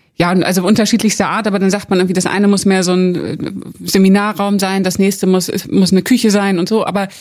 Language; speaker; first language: German; native; German